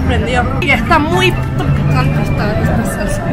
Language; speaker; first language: Spanish; non-native, fluent; French